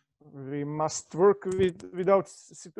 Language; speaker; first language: English; non-native, learner; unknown